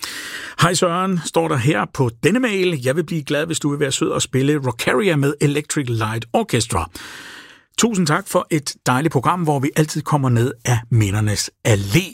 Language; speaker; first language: Danish; native; Danish